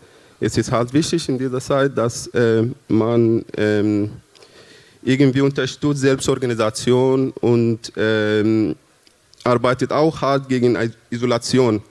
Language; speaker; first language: German; non-native, fluent; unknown